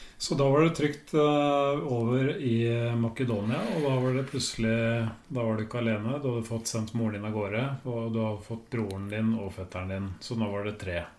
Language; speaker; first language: Norwegian; native; Norwegian